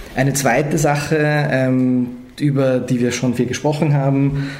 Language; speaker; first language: German; native; German